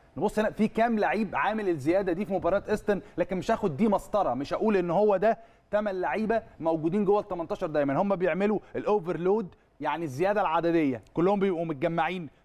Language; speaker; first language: Arabic; native; Arabic